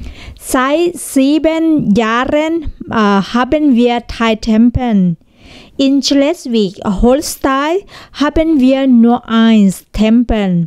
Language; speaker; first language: German; non-native, learner; Thai